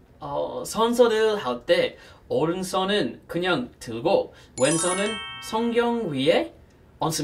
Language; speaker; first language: Korean; non-native, fluent; English